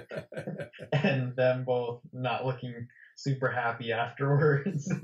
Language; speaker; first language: English; native; English